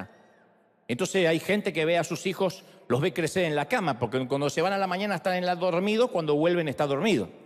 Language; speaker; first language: Spanish; native; Spanish